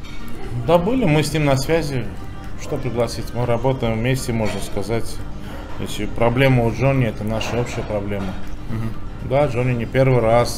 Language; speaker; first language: Russian; native; Russian